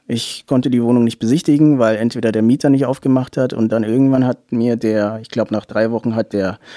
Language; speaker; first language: German; native; German